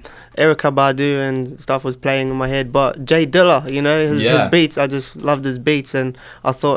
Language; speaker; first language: English; native; English